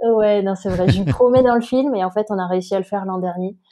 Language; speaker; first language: French; native; French